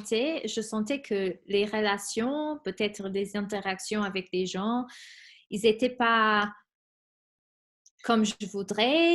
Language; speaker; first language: French; non-native, fluent; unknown